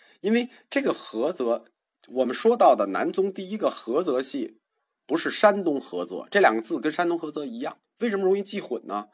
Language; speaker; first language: Chinese; native; Chinese